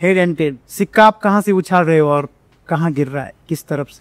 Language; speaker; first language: Hindi; non-native, local second language; Marathi